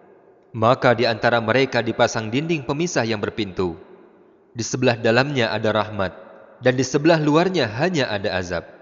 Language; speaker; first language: Indonesian; native; Indonesian